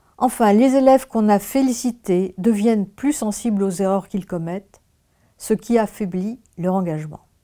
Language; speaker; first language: French; native; French